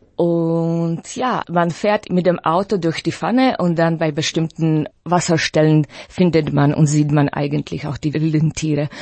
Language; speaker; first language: German; non-native, fluent; Slovak